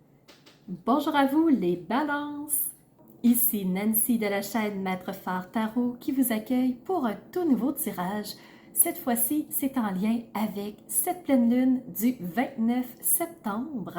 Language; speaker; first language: French; native; French